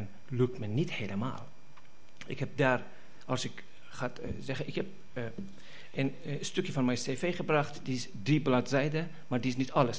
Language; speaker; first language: Dutch; non-native, fluent; Persian